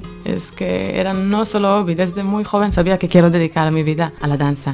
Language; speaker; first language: Spanish; non-native, fluent; Hebrew